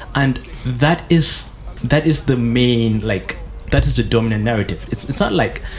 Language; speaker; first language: English; non-native, local second language; Hausa